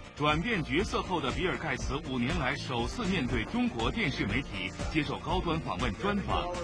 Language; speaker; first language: Chinese; native; Chinese